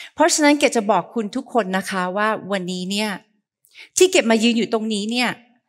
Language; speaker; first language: Thai; early bilingual, heritage; Thai